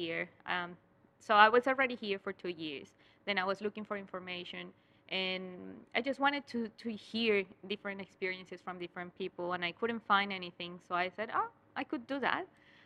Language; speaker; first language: English; non-native, fluent; Spanish